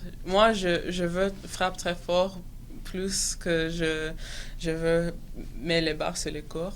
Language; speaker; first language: French; non-native, local second language; English